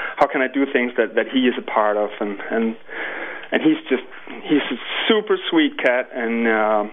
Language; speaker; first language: English; non-native, fluent; Danish